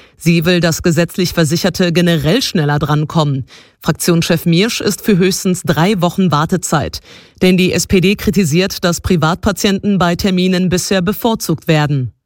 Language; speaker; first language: German; native; German